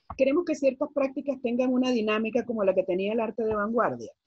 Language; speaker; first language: Spanish; native; Spanish